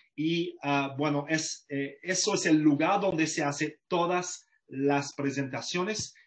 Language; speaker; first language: Spanish; non-native, fluent; English